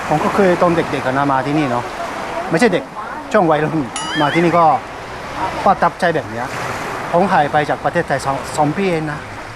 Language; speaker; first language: Thai; native; Thai